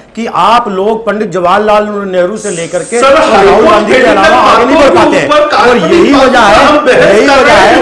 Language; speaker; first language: Hindi; native; Hindi